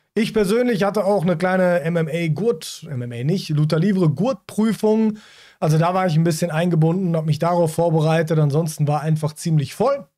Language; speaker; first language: German; native; German